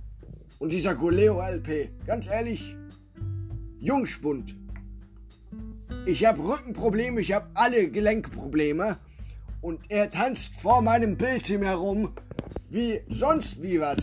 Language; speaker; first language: German; native; German